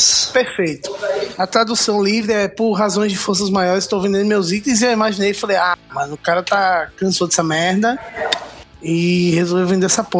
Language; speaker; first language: Portuguese; native; Portuguese